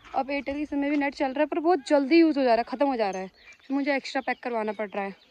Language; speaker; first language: Hindi; native; Hindi